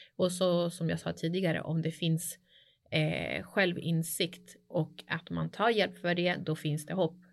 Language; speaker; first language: Swedish; early bilingual, other home language; Spanish